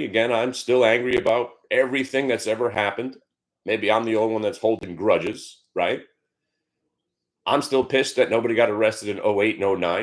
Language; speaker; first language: English; native; English